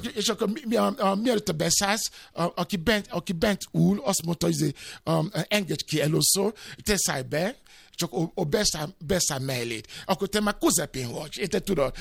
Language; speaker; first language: Hungarian; non-native, learner; Yoruba